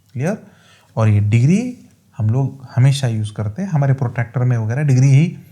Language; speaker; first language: Hindi; non-native, local second language; Marathi